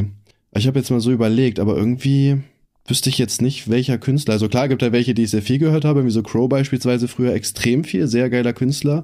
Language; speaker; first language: German; native; German